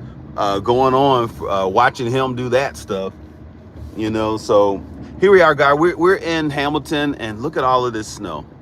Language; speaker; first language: English; native; English